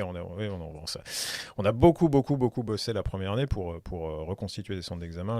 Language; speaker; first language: French; native; French